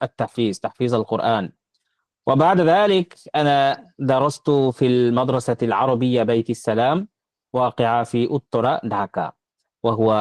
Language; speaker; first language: Arabic; non-native, fluent; Bangla